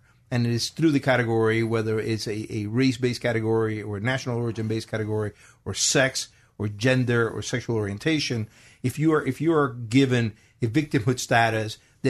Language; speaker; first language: English; non-native, fluent; Spanish